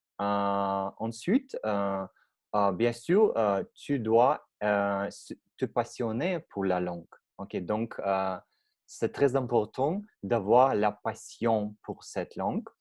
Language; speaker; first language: French; non-native, learner; Russian